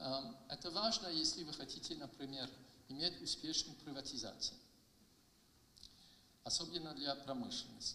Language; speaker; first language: Russian; non-native, fluent; French